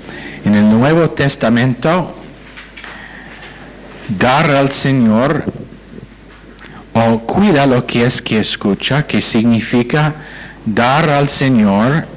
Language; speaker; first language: Spanish; non-native, fluent; English